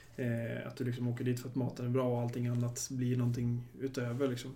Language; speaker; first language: Swedish; native; Swedish